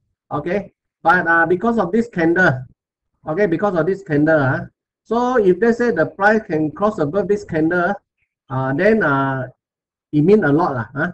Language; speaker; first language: English; non-native, local second language; Chinese